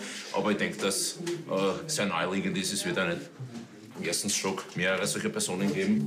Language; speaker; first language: German; native; German